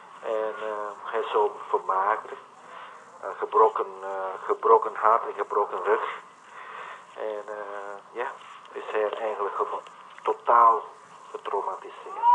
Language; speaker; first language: Dutch; non-native, learner; Vietnamese